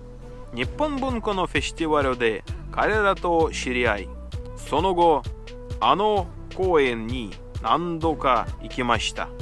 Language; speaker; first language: Japanese; non-native, learner; Russian